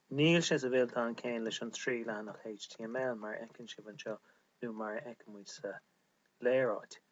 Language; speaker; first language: Irish; native; Irish